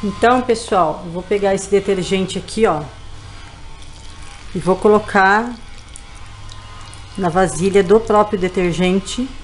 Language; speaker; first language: Portuguese; native; Portuguese